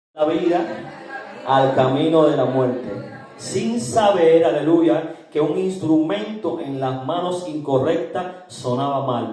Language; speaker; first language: Spanish; native; Spanish